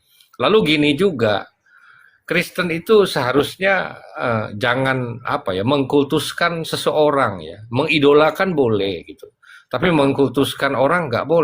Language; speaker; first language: Indonesian; native; Indonesian